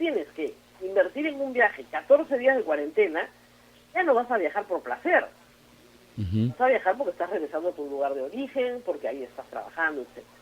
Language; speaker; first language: Spanish; native; Spanish